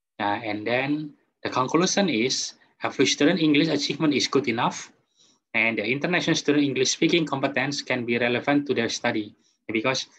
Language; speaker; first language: English; non-native, fluent; Indonesian